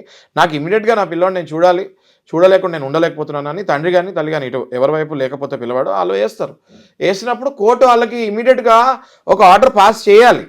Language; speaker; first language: Telugu; native; Telugu